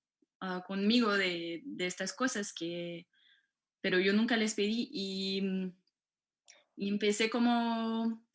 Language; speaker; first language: Spanish; non-native, fluent; French